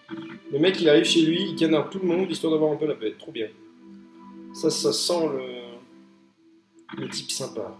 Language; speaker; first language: French; native; French